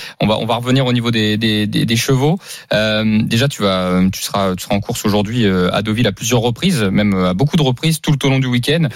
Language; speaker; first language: French; native; French